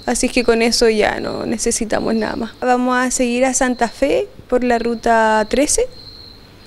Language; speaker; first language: Spanish; native; Spanish